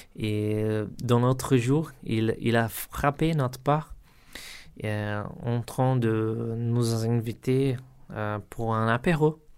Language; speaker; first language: French; non-native, learner; Portuguese